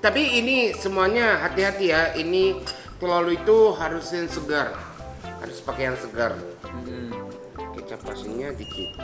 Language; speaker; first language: Indonesian; non-native, fluent; Japanese